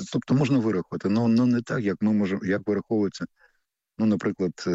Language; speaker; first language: Ukrainian; native; Ukrainian